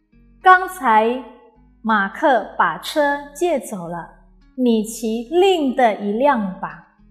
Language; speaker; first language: Chinese; non-native, fluent; Indonesian